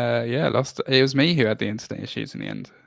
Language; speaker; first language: English; native; English